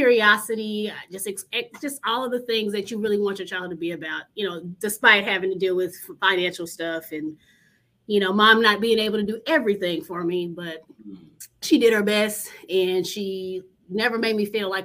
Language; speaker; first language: English; native; English